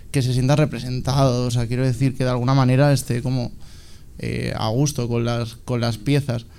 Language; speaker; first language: Spanish; native; Spanish